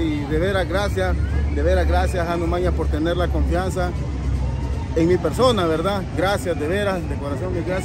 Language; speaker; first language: Spanish; native; Spanish